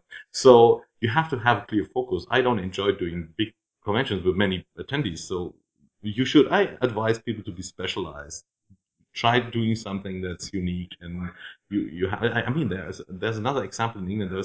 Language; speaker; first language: English; non-native, fluent; German